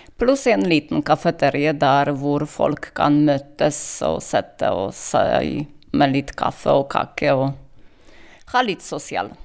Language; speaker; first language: Norwegian; non-native, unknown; Polish